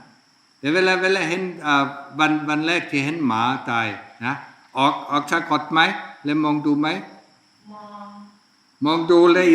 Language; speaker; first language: Thai; non-native, fluent; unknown